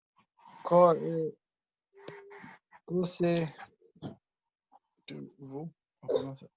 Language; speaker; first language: French; non-native, learner; Albanian